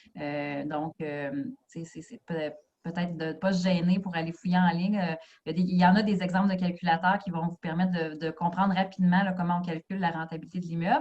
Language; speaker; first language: French; native; French